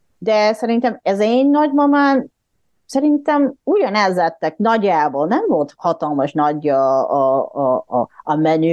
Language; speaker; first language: Hungarian; non-native, fluent; Japanese